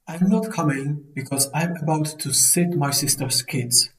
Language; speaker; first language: English; non-native, fluent; Czech